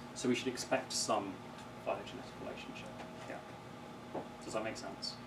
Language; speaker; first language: English; native; English